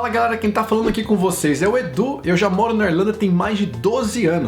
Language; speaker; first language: Portuguese; native; Portuguese